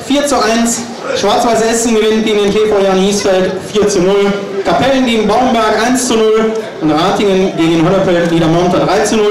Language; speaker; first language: German; native; German